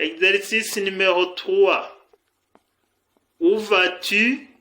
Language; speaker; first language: French; non-native, fluent; Kinyarwanda